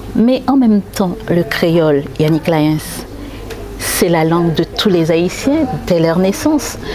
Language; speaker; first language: French; non-native, local second language; Haitian Creole